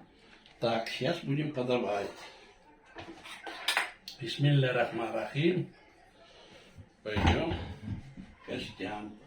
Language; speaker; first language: Russian; non-native, local second language; Tatar